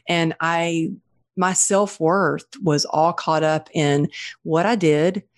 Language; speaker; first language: English; native; English